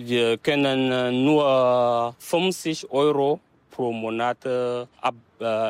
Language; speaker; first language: German; non-native, learner; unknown